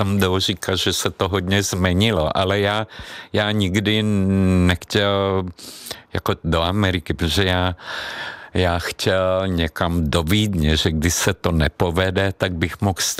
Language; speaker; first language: Czech; non-native, fluent; Hungarian